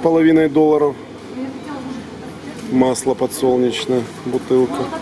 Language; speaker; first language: Russian; native; Russian